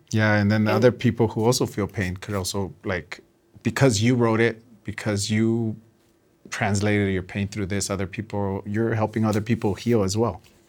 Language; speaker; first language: English; early bilingual, other home language; Spanish